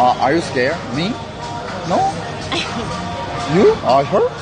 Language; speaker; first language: English; non-native, learner; Korean